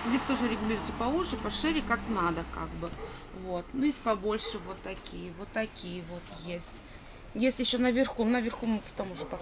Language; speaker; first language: Russian; native; Russian